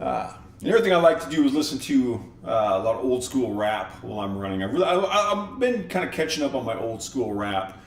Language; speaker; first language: English; native; English